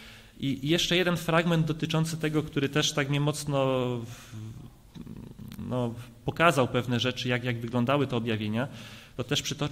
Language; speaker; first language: Polish; native; Polish